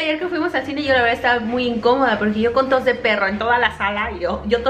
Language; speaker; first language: Spanish; native; Spanish